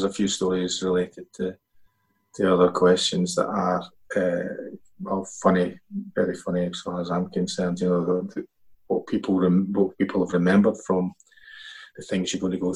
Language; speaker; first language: English; native; English